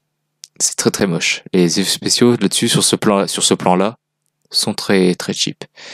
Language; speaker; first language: French; native; French